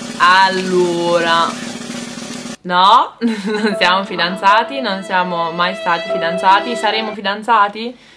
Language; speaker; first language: Italian; native; Italian